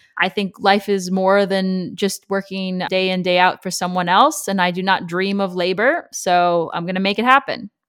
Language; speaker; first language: English; native; English